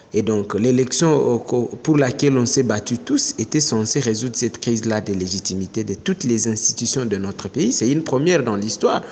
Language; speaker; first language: French; non-native, local second language; Swahili